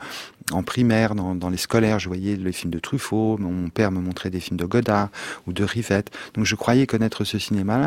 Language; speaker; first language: French; native; French